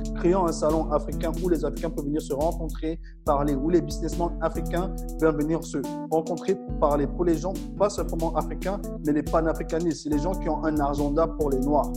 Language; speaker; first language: French; non-native, fluent; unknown